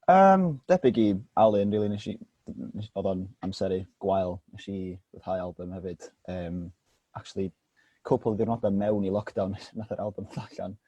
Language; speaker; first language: Welsh; native; Welsh